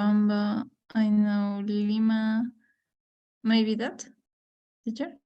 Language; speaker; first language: English; non-native, learner; Spanish